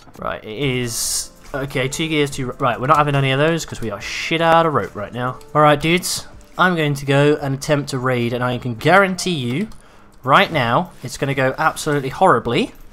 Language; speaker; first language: English; native; English